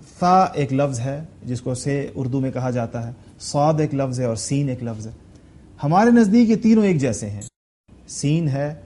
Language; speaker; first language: Urdu; non-native, local second language; Pashto